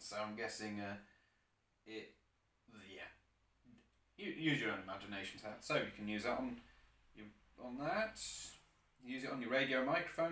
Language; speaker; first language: English; native; English